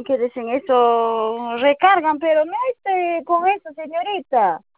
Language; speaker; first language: Spanish; non-native, local second language; Quechua